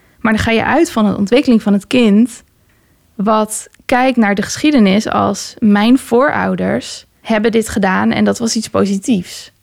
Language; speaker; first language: Dutch; native; Dutch